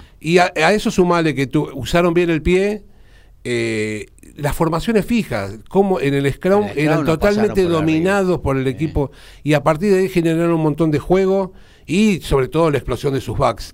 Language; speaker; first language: Spanish; native; Spanish